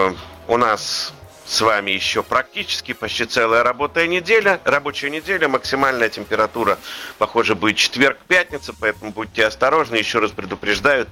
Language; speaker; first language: Russian; native; Russian